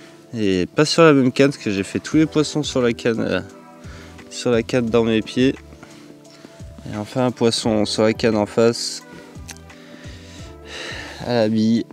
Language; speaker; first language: French; native; French